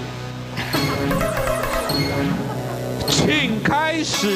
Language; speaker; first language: Chinese; native; Chinese